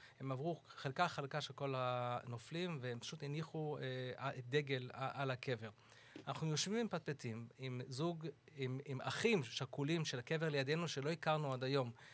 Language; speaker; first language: Hebrew; early bilingual, other home language; English